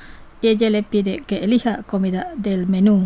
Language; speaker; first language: Spanish; non-native, fluent; Indonesian